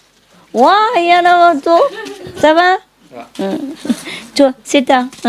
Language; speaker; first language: French; non-native, learner; Vietnamese